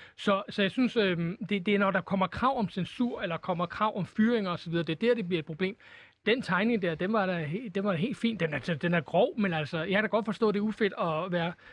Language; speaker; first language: Danish; native; Danish